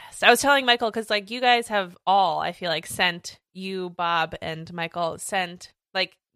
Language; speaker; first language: English; native; English